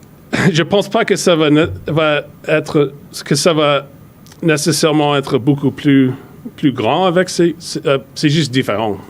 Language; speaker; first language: French; non-native, fluent; English